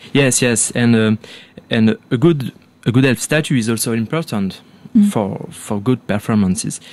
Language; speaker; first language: English; non-native, fluent; French